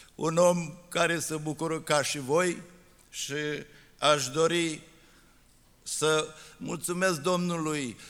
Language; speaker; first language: Romanian; native; Romanian